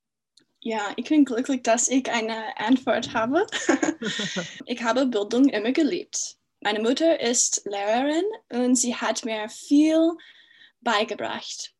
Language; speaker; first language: German; non-native, fluent; English